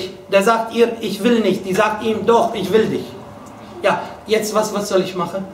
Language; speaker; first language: German; non-native, fluent; Arabic